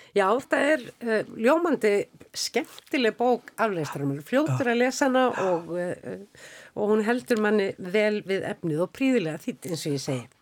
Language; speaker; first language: Icelandic; native; Icelandic